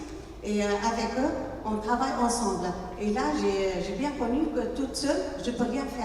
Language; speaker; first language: French; non-native, local second language; Arabic